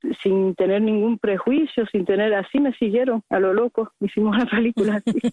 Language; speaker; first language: Spanish; early bilingual, heritage; Spanish